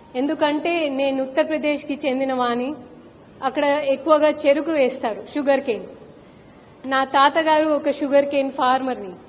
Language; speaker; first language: Telugu; non-native, fluent; Hindi